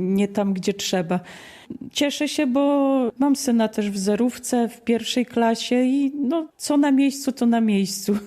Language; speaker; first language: Polish; native; Polish